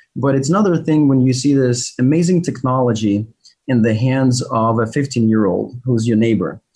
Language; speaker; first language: English; non-native, fluent; Ukrainian